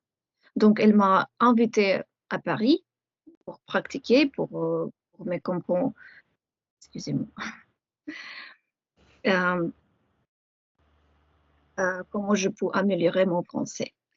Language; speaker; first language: French; non-native, fluent; Ukrainian